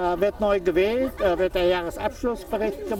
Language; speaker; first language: German; native; German